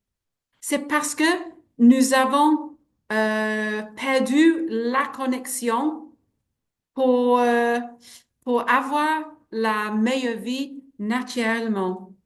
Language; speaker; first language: French; non-native, fluent; English